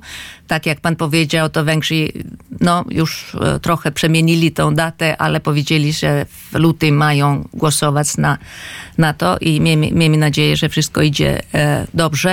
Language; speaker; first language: Polish; non-native, fluent; Finnish